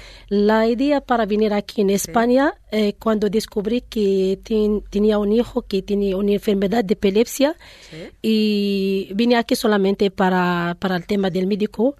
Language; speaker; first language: Spanish; non-native, learner; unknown